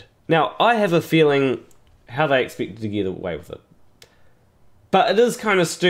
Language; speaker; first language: English; native; English